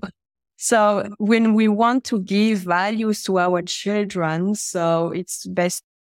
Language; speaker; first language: English; non-native, fluent; French